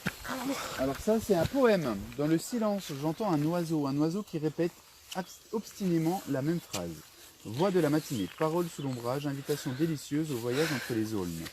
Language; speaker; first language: French; native; French